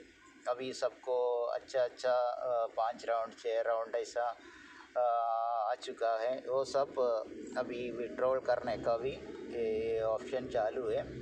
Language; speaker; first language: Hindi; non-native, local second language; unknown